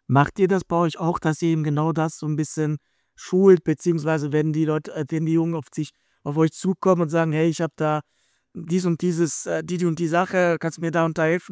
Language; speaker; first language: German; native; German